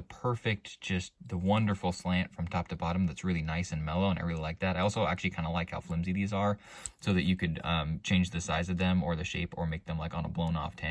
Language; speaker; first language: English; native; English